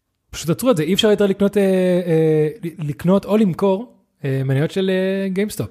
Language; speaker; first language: Hebrew; non-native, fluent; Spanish